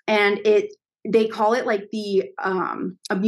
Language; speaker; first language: English; native; English